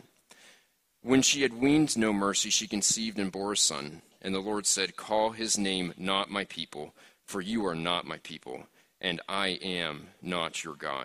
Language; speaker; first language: English; native; English